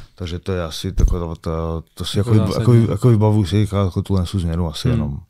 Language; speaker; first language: Czech; native; Czech